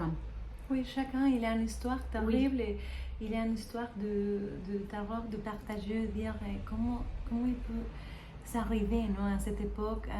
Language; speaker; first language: French; non-native, learner; Spanish